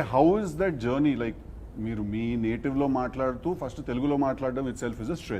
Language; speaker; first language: Telugu; native; Telugu